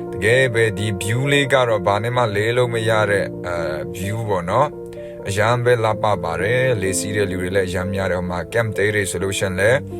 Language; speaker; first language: Burmese; non-native, local second language; Kachin